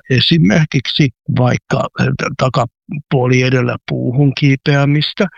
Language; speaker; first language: Finnish; native; Finnish